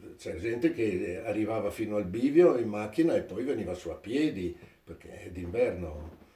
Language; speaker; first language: Italian; native; Italian